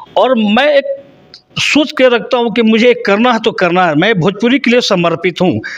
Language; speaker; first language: Hindi; non-native, local second language; Bhojpuri